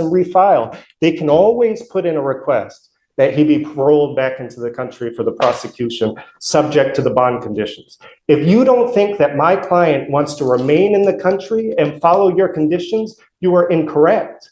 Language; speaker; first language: English; native; English